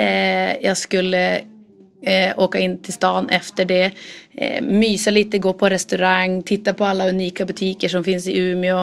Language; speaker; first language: Swedish; native; Swedish